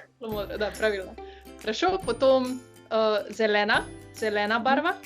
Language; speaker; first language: Russian; non-native, learner; Slovenian